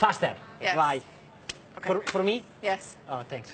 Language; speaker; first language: English; non-native, learner; Italian